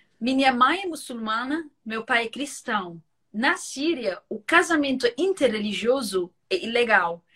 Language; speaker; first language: Portuguese; non-native, fluent; Arabic